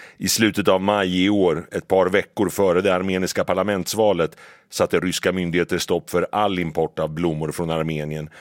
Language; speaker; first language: Swedish; native; Swedish